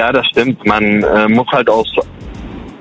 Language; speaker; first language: German; early bilingual, other home language; Kurdish